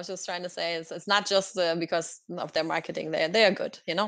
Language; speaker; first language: English; non-native, fluent; German